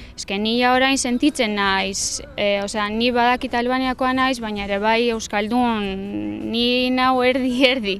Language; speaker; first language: Basque; non-native, learner; Albanian